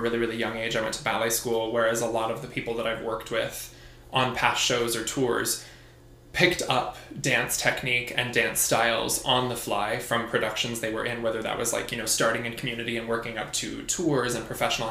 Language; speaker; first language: English; native; English